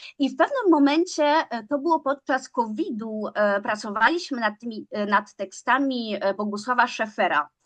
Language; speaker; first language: Polish; native; Polish